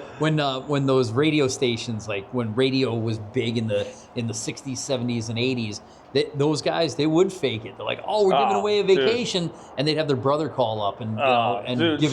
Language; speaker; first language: English; native; English